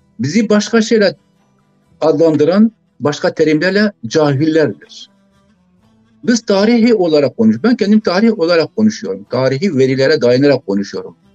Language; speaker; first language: Turkish; non-native, local second language; Zaza